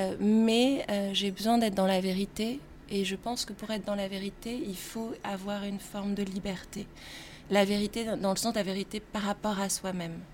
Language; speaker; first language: French; native; French